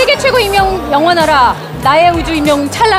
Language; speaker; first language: Korean; native; Korean